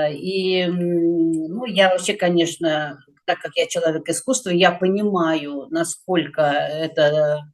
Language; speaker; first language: Russian; native; Russian